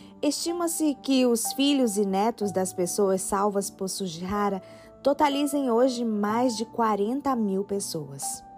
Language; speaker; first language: Portuguese; native; Portuguese